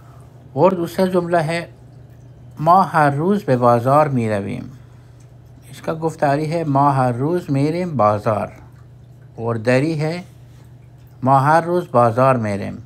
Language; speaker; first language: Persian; non-native, fluent; Urdu